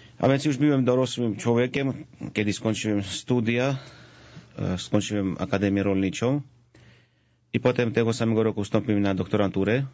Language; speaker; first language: Polish; non-native, fluent; Georgian